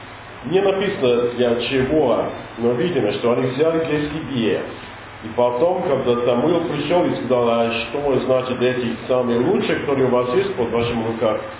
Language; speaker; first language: Russian; non-native, learner; English